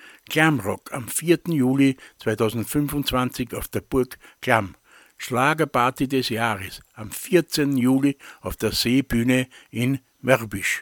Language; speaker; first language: German; native; German